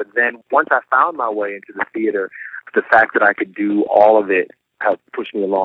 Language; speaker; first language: English; native; English